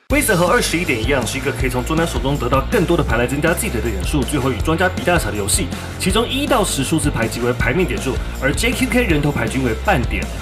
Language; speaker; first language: Chinese; native; Chinese